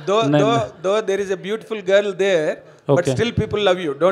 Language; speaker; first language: Telugu; native; Telugu